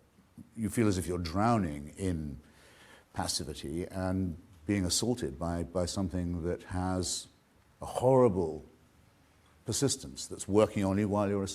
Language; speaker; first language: English; native; English